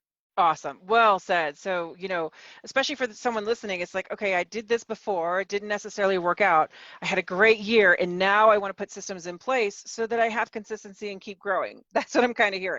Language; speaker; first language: English; native; English